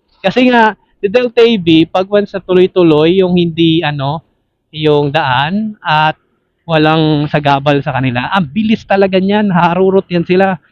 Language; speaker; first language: Filipino; non-native, local second language; Cebuano